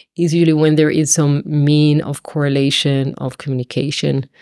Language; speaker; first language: English; non-native, fluent; Hebrew